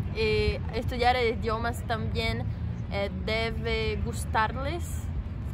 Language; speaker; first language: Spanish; non-native, learner; Portuguese